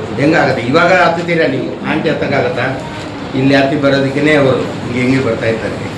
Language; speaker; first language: Kannada; non-native, local second language; Telugu